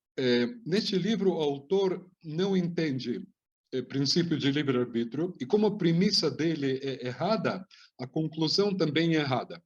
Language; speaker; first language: Portuguese; non-native, fluent; Hebrew